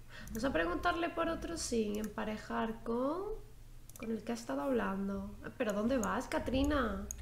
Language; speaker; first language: Spanish; native; Spanish